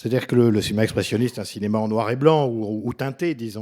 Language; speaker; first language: French; native; French